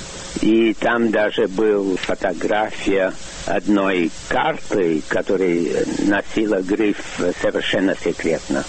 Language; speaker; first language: Russian; non-native, fluent; English